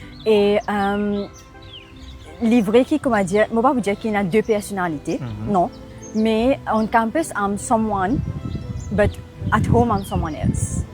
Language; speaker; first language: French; non-native, local second language; Morisyen